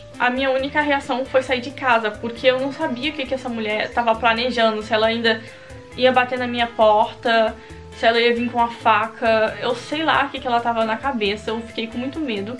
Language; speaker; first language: Portuguese; native; Portuguese